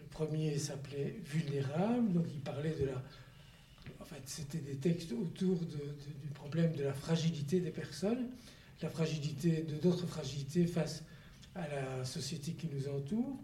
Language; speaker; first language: French; native; French